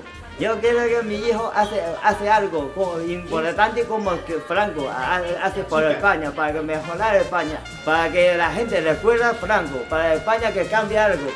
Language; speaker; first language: Spanish; non-native, learner; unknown